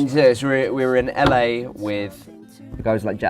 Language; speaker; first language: English; native; English